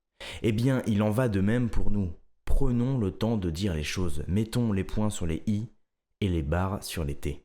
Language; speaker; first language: French; native; French